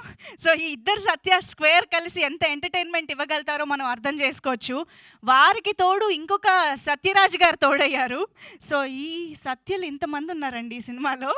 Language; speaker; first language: Telugu; native; Telugu